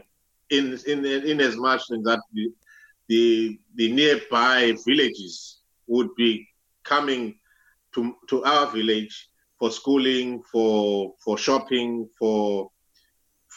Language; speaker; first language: English; non-native, local second language; Zulu